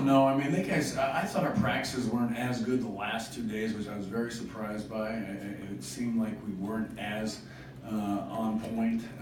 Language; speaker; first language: English; native; English